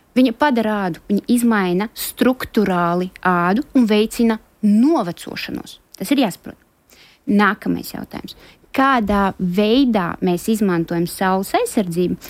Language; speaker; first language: Latvian; non-native, local second language; Russian